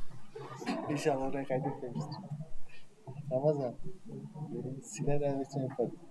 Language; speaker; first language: Turkish; native; Turkish